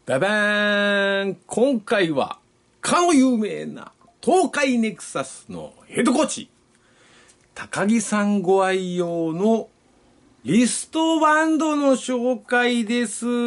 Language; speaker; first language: Japanese; native; Japanese